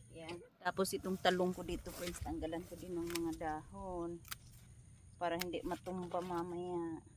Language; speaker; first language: Filipino; non-native, local second language; Masbatenyo